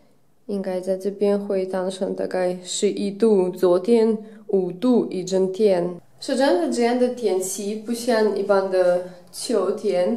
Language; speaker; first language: Chinese; non-native, fluent; Russian